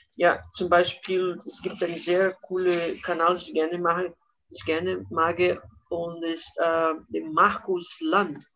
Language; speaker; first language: German; non-native, fluent; Portuguese